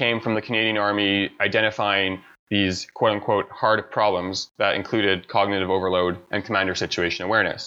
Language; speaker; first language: English; native; English